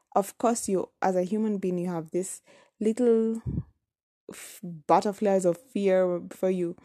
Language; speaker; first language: English; non-native, local second language; Kamba